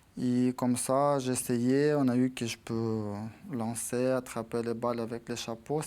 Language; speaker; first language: French; non-native, fluent; Ukrainian